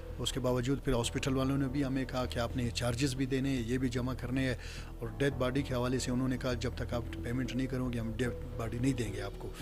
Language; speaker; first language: Urdu; non-native, local second language; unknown